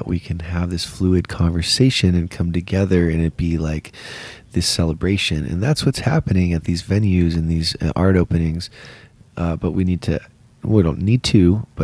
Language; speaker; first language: English; native; English